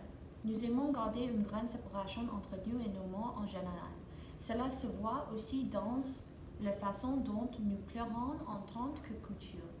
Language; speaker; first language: French; non-native, learner; English